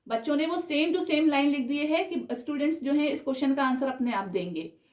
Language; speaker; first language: Hindi; native; Hindi